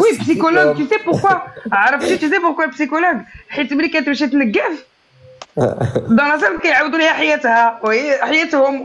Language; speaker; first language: French; native; French